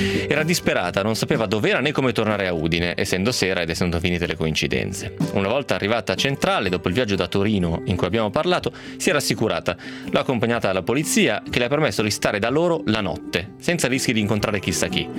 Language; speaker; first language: Italian; native; Italian